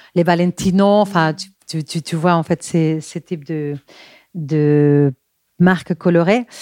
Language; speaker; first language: French; non-native, fluent; Spanish